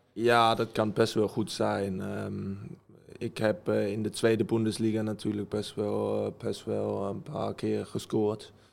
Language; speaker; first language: Dutch; early bilingual, heritage; Dutch